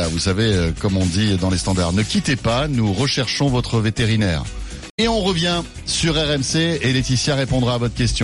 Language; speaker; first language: French; native; French